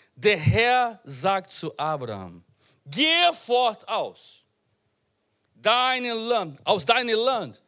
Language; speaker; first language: German; non-native, learner; Portuguese